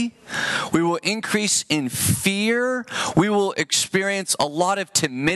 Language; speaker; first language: English; native; English